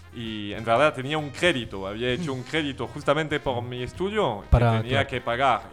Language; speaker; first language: Spanish; non-native, fluent; French